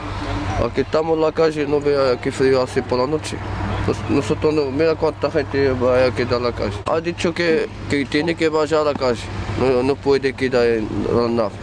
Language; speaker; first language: Spanish; non-native, learner; Arabic